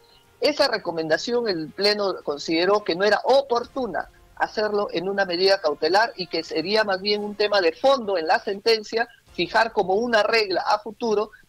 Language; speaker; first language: Spanish; native; Spanish